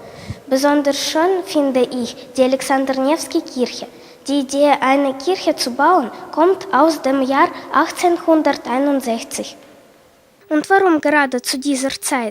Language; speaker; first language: German; non-native, learner; Russian